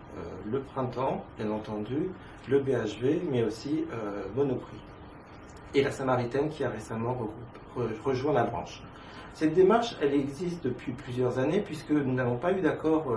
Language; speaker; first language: French; native; French